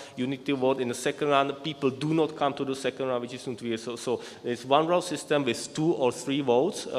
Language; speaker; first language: English; non-native, fluent; Czech